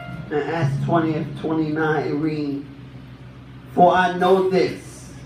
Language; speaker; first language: English; native; English